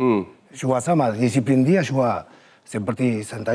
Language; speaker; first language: Indonesian; non-native, fluent; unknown